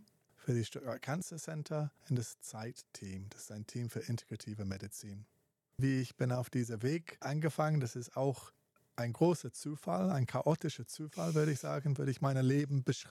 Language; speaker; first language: German; non-native, fluent; English